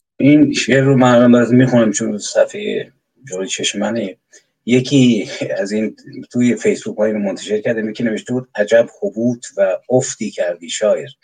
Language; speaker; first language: Persian; native; Persian